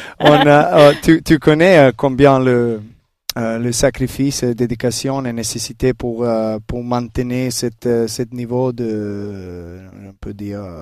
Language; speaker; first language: French; non-native, learner; Serbian